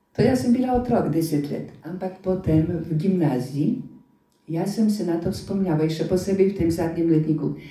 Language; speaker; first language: Slovenian; non-native, fluent; Polish